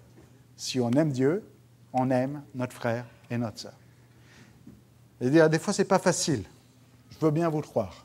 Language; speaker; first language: French; native; French